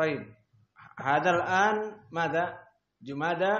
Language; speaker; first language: Arabic; non-native, fluent; Indonesian